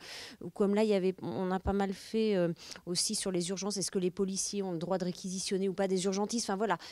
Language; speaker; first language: French; native; French